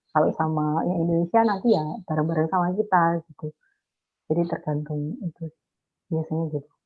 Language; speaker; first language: Indonesian; native; Indonesian